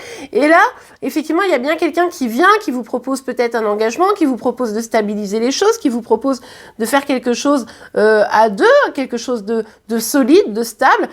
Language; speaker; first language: French; native; French